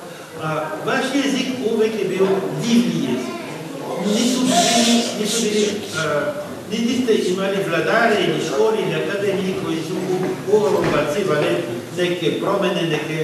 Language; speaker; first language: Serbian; non-native, fluent; French